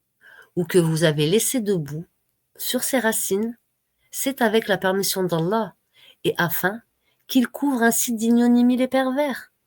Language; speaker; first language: French; native; French